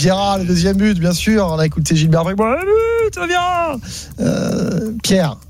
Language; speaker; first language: French; native; French